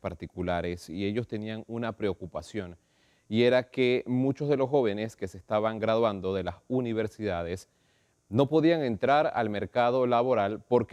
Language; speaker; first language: Spanish; native; Spanish